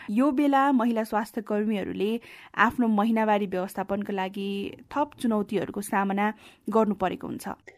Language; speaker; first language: Nepali; native; Nepali